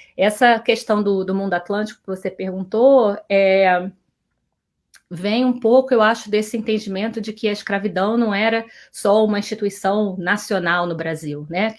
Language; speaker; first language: Portuguese; native; Portuguese